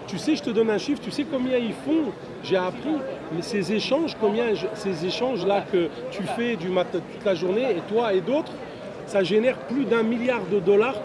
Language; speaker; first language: French; native; French